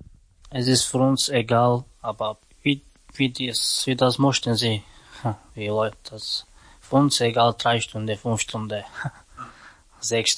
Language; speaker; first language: German; non-native, learner; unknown